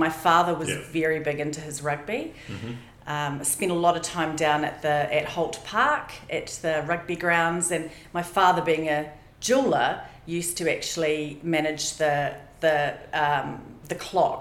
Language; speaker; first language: English; native; English